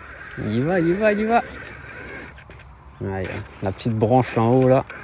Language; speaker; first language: French; native; French